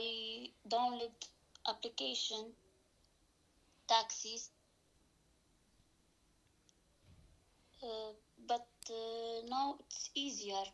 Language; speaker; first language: English; non-native, learner; Arabic